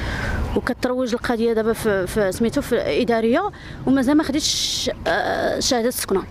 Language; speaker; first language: Arabic; native; Arabic